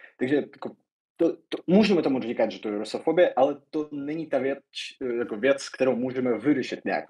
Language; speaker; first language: Czech; non-native, fluent; Russian